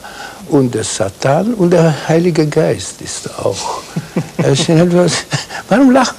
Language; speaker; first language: German; non-native, fluent; Hungarian